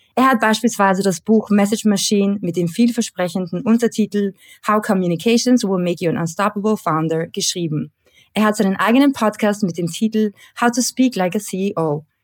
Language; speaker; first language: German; native; German